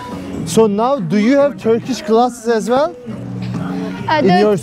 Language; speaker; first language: English; non-native, learner; Turkish